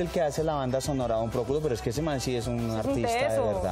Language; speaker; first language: Spanish; native; Spanish